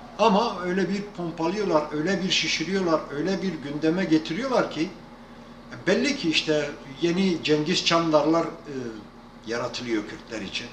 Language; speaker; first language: Turkish; non-native, local second language; Kurdish